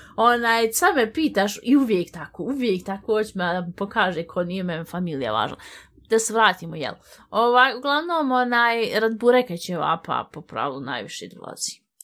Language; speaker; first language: Bosnian; native; Bosnian